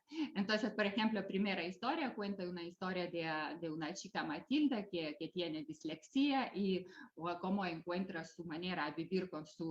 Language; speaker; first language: Spanish; non-native, fluent; Lithuanian